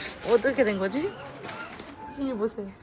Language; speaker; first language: Korean; native; Korean